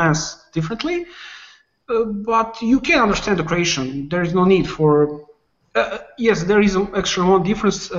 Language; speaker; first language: English; non-native, fluent; Serbian